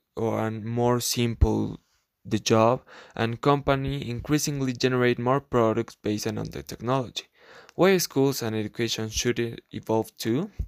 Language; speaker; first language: English; non-native, learner; Spanish